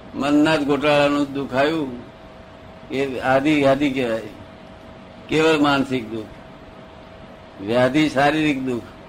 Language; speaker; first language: Gujarati; native; Gujarati